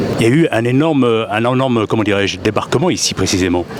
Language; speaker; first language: French; native; French